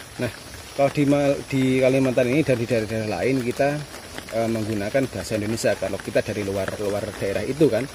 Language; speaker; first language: Indonesian; non-native, local second language; Javanese